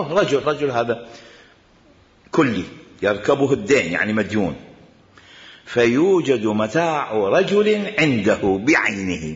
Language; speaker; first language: Arabic; native; Arabic